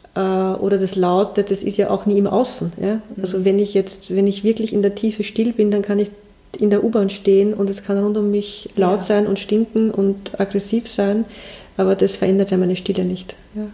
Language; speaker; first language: German; native; German